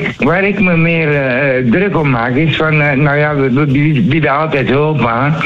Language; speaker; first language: Dutch; non-native, learner; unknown